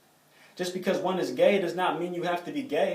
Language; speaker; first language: English; native; English